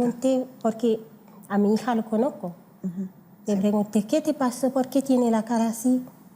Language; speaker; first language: Spanish; non-native, learner; Haitian Creole